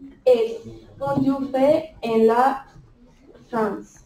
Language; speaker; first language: French; non-native, learner; Spanish